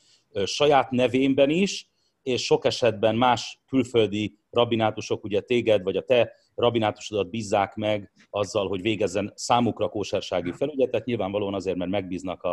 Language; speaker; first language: Hungarian; native; Hungarian